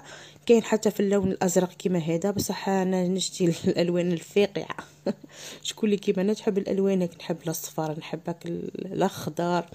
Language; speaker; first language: Arabic; native; Arabic